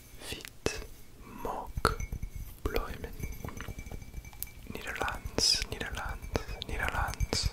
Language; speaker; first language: Dutch; non-native, learner; English